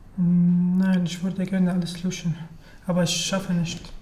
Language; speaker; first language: German; non-native, learner; Arabic